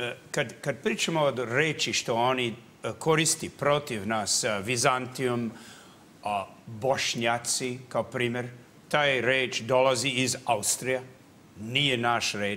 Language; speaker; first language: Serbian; early bilingual, heritage; English